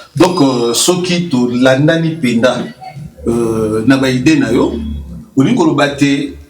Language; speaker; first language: Lingala; native; Lingala